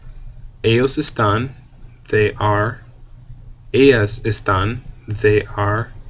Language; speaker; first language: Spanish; non-native, fluent; English